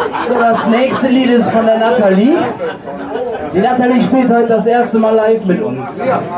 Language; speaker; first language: German; non-native, fluent; Spanish